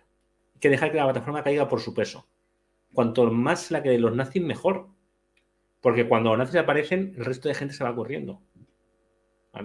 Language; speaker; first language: Spanish; native; Spanish